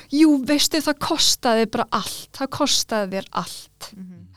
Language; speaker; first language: Icelandic; early bilingual, other home language; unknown